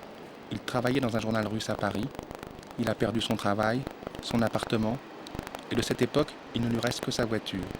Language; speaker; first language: French; native; French